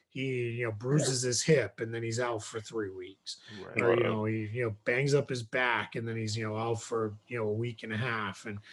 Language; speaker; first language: English; native; English